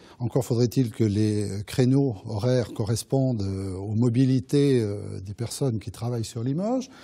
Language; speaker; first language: French; native; French